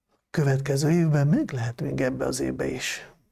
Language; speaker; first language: Hungarian; non-native, local second language; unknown